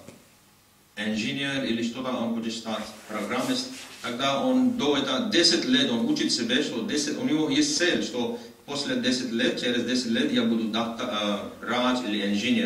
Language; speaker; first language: Russian; non-native, learner; Hindi